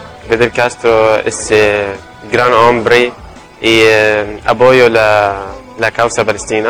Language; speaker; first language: Spanish; non-native, learner; Arabic